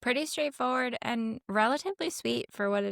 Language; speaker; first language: English; native; English